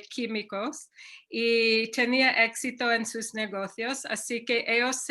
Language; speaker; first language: Spanish; non-native, fluent; English